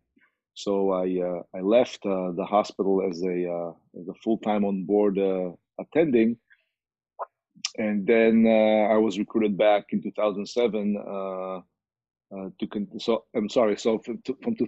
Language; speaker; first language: English; non-native, fluent; Hebrew